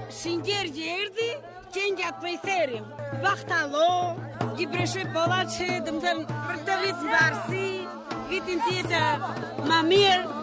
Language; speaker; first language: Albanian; non-native, local second language; Romany